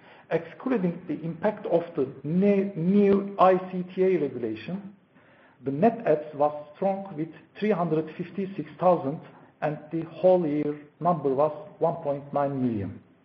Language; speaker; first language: English; non-native, fluent; Turkish